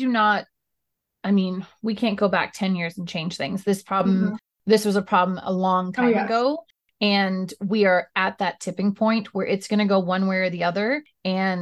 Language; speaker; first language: English; native; English